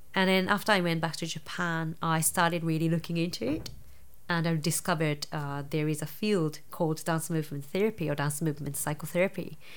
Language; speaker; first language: English; non-native, fluent; Japanese